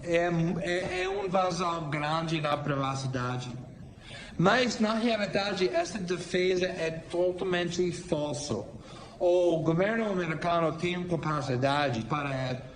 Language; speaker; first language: Portuguese; non-native, fluent; English